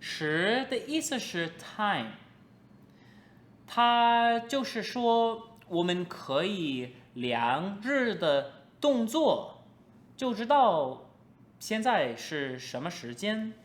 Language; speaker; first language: Chinese; non-native, fluent; English